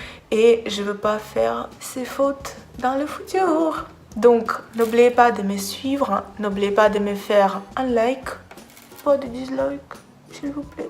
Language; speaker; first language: French; non-native, fluent; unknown